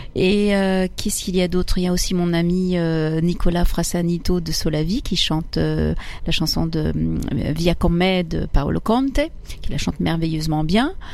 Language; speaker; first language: French; early bilingual, other home language; Italian